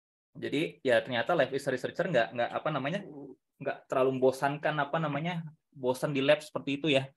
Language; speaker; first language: Indonesian; native; Indonesian